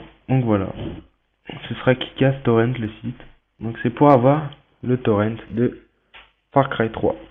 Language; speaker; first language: French; native; French